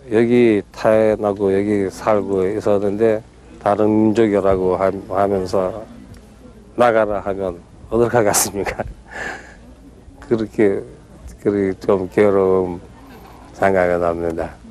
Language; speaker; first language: Korean; early bilingual, heritage; Korean